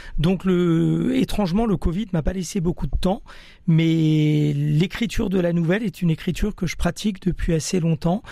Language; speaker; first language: French; early bilingual, other home language; Italian